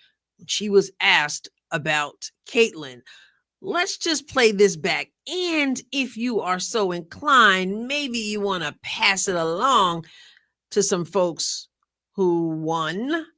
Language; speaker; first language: English; native; English